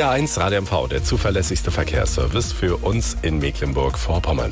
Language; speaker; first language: German; native; German